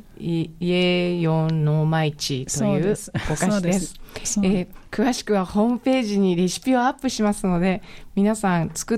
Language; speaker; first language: Japanese; native; Japanese